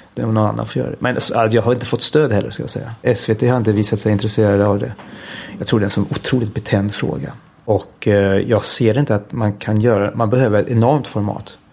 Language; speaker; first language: Swedish; early bilingual, heritage; Swedish